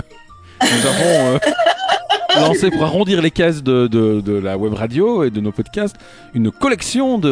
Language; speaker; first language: French; native; French